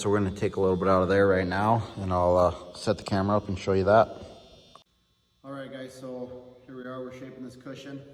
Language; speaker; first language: English; native; English